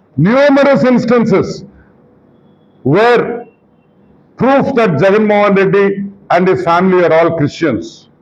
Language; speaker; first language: English; non-native, local second language; Telugu